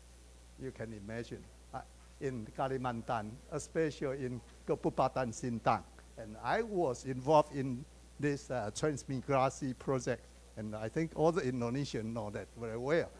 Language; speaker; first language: English; non-native, fluent; Chinese